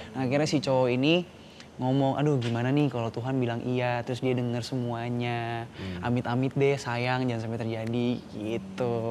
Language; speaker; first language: Indonesian; native; Indonesian